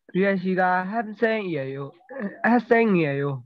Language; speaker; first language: Korean; non-native, learner; Thai